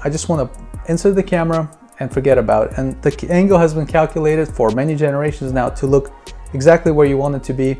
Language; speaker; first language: English; native; English